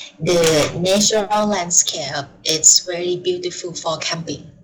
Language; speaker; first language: English; non-native, learner; Thai